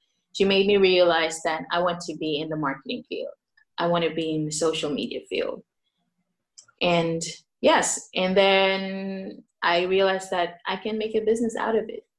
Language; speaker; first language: English; non-native, local second language; Filipino